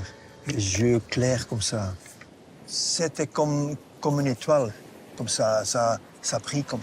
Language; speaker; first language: French; non-native, local second language; Dutch